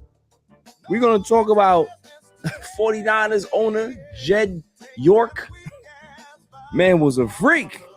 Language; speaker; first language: English; native; English